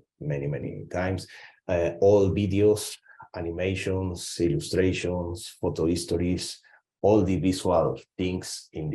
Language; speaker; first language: English; non-native, learner; Spanish